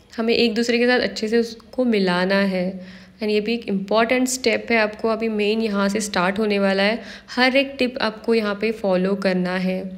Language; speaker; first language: Hindi; non-native, local second language; Marathi